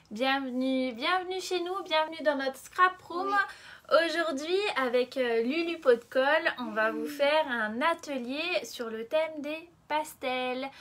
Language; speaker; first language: French; native; French